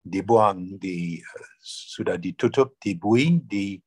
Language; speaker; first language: Indonesian; non-native, fluent; English